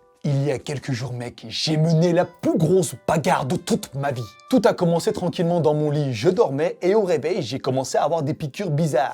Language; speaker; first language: French; native; French